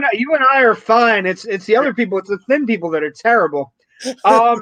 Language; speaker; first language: English; native; English